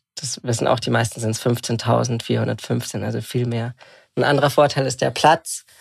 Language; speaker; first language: German; native; German